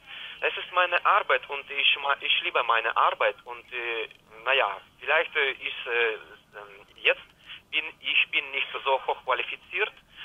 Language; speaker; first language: German; non-native, learner; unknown